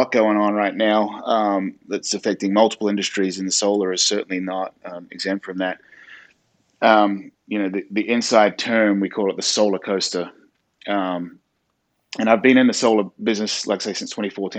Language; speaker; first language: English; native; English